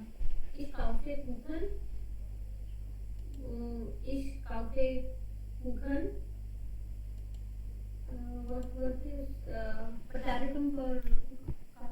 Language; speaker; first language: German; non-native, learner; Hindi